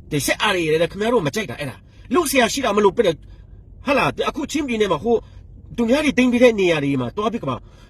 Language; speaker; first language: Burmese; non-native, local second language; Hakha Chin